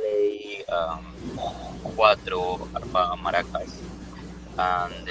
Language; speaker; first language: English; non-native, learner; Spanish